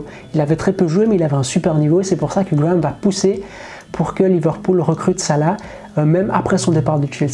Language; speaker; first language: French; native; French